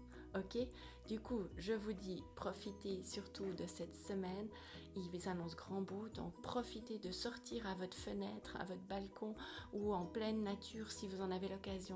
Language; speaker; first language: French; native; French